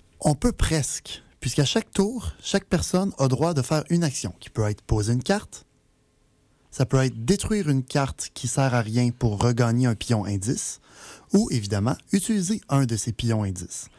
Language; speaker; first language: French; native; French